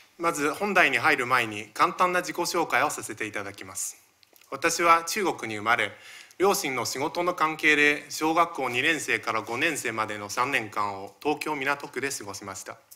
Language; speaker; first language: Japanese; early bilingual, other home language; Chinese